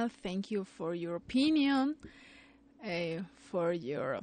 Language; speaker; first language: English; non-native, fluent; Spanish